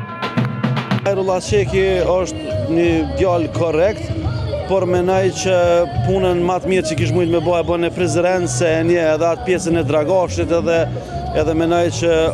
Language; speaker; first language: Albanian; native; Albanian